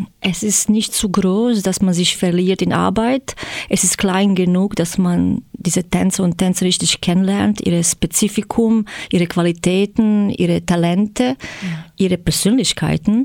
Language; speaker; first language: German; non-native, fluent; Croatian